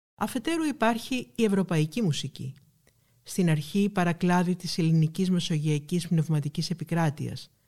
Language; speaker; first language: Greek; native; Greek